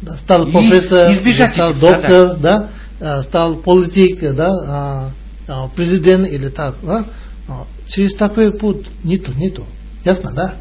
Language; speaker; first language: Russian; non-native, learner; Tibetan